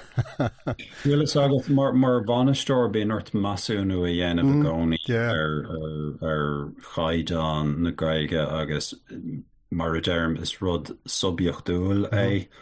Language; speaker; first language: Irish; native; Irish